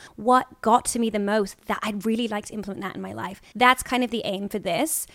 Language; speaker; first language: English; native; English